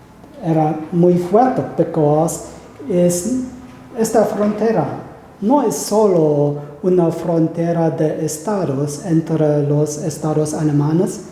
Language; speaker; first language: Spanish; non-native, fluent; German